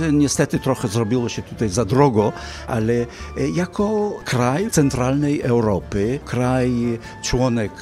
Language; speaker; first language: Polish; early bilingual, heritage; Polish